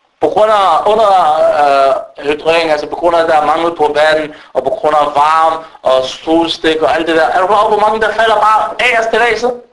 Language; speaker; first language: Danish; early bilingual, other home language; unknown